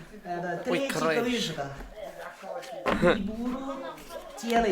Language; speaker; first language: Russian; non-native, learner; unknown